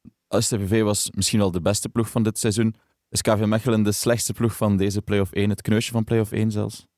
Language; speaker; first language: Dutch; native; Dutch